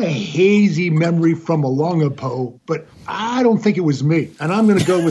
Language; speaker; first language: English; native; English